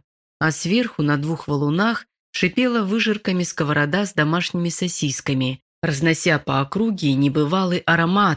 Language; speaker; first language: Russian; native; Russian